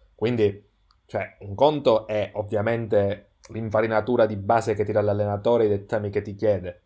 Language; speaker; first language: Italian; native; Italian